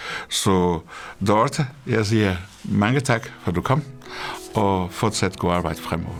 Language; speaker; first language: Danish; non-native, fluent; Portuguese